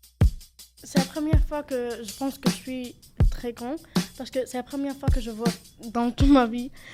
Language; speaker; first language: French; non-native, learner; Arabic